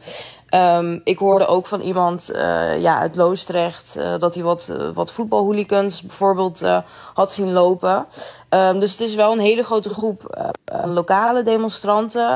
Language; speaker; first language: Dutch; native; Dutch